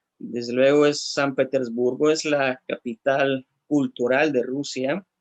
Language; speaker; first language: Spanish; non-native, fluent; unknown